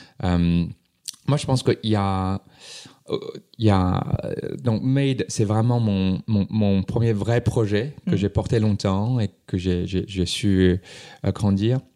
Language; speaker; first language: French; non-native, fluent; Chinese